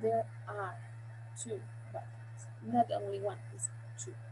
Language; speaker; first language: English; non-native, fluent; Spanish